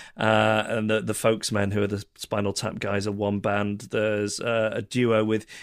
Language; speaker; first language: English; native; English